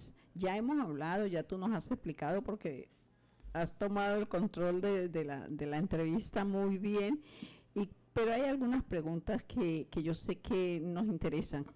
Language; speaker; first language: Spanish; native; Spanish